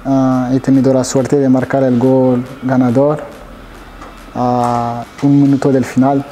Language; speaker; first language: Spanish; non-native, fluent; French